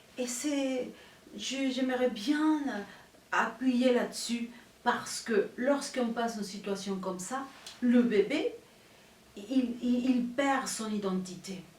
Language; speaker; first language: French; non-native, fluent; Spanish